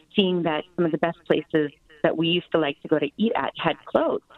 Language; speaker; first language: English; native; English